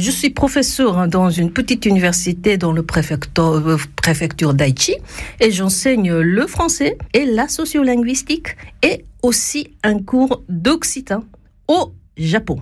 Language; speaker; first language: French; non-native, fluent; Japanese